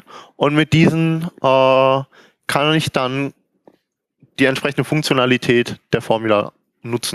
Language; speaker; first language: German; native; German